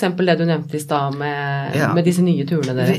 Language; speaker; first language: Norwegian; native; Norwegian